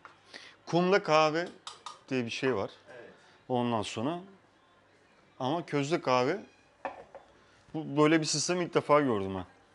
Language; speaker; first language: Turkish; native; Turkish